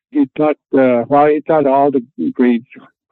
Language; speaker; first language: English; non-native, fluent; Cree